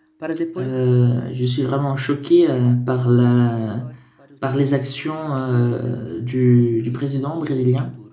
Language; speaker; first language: French; non-native, fluent; Portuguese